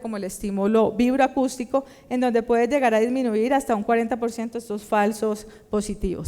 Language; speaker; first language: Spanish; native; Spanish